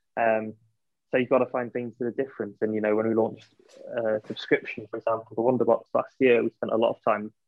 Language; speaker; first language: English; native; English